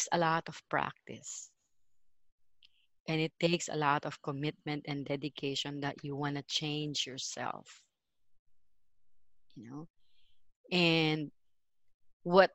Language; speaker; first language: English; non-native, local second language; Filipino